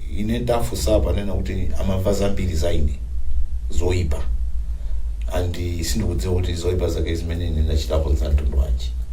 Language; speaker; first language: Nyanja; non-native, local second language; Tumbuka